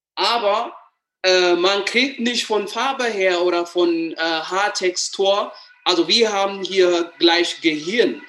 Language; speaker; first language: German; non-native, fluent; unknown